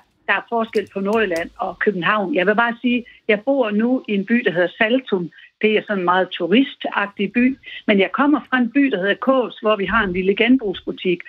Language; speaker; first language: Danish; native; Danish